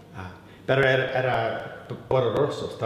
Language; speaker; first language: Spanish; non-native, fluent; English